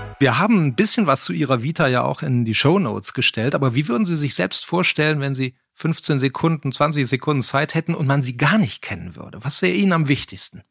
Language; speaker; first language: German; native; German